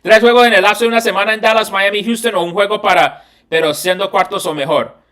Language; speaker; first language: Spanish; early bilingual, heritage; Spanish